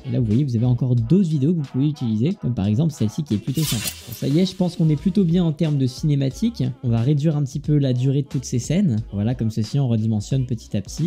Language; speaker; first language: French; native; French